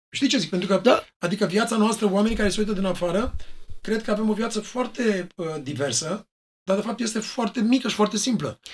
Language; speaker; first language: Romanian; native; Romanian